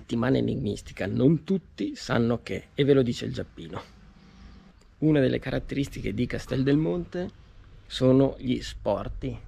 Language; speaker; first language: Italian; native; Italian